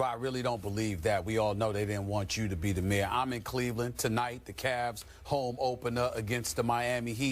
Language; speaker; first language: English; native; English